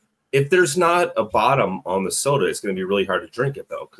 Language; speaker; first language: English; native; English